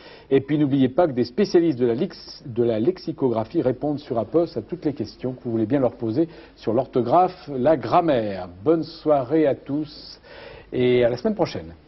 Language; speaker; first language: French; native; French